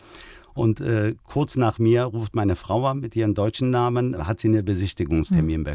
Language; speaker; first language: German; early bilingual, other home language; Turkish